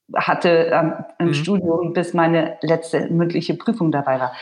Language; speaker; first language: German; native; German